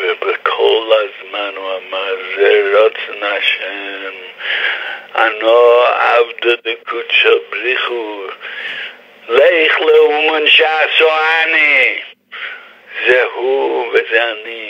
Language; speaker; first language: Hebrew; non-native, fluent; English